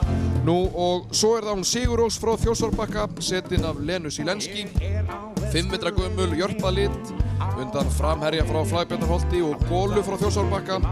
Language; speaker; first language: Icelandic; native; Icelandic